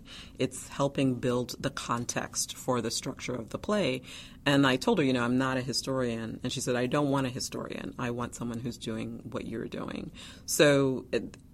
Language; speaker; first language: English; early bilingual, other home language; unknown